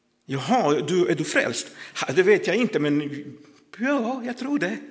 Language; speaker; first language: Swedish; non-native, fluent; Croatian